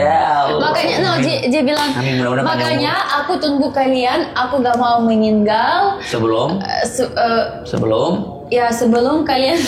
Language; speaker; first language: Indonesian; non-native, learner; Russian